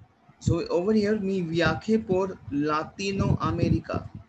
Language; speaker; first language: Spanish; non-native, learner; Hindi